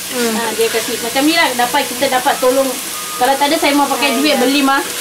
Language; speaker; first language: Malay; non-native, local second language; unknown